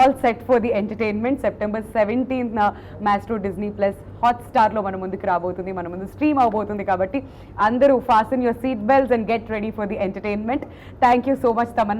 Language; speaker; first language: Telugu; native; Telugu